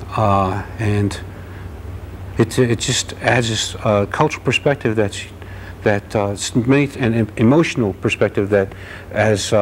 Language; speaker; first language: English; native; English